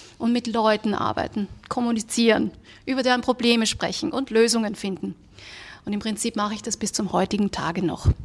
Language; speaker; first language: German; early bilingual, other home language; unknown